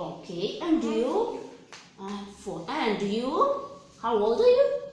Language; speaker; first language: English; non-native, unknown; Ukrainian